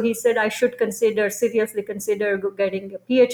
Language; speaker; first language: English; non-native, local second language; Gujarati